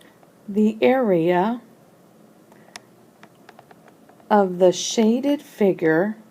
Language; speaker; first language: English; native; English